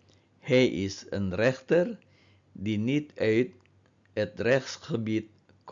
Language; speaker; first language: Dutch; non-native, fluent; Indonesian